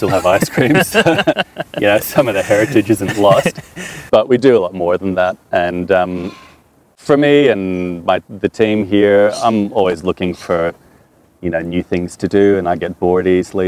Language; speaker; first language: English; non-native, fluent; French